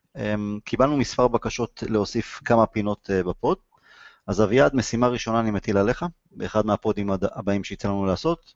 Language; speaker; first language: Hebrew; native; Hebrew